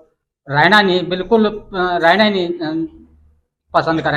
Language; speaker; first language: Hindi; non-native, local second language; Haryanvi